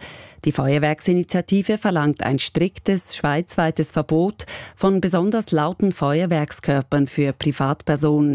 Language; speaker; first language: German; native; German